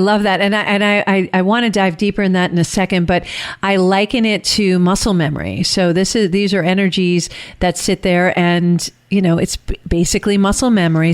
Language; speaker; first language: English; native; English